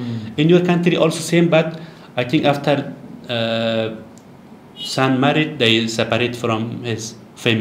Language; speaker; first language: English; non-native, learner; Persian